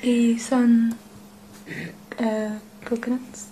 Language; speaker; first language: Spanish; non-native, learner; English